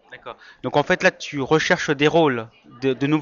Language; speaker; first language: French; native; French